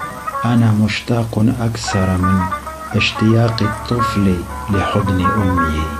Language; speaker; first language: Arabic; non-native, local second language; Kurdish